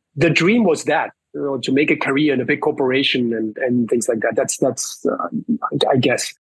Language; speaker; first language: English; early bilingual, other home language; Spanish